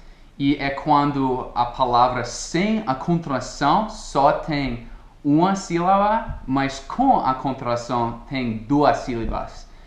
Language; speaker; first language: Portuguese; non-native, fluent; English